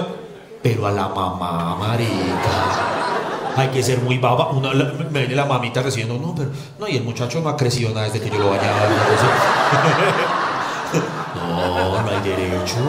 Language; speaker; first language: Spanish; native; Spanish